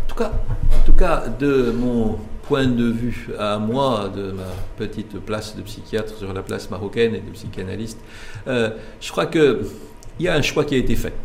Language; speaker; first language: French; non-native, local second language; Arabic